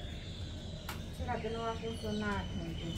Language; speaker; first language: Spanish; native; Spanish